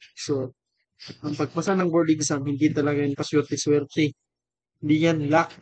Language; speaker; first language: Filipino; non-native, local second language; Cebuano